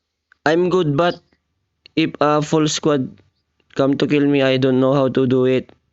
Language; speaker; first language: English; non-native, local second language; Filipino